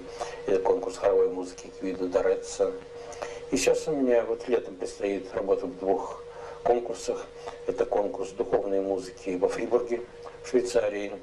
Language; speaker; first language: Russian; native; Russian